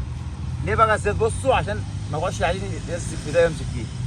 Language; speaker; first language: Arabic; native; Arabic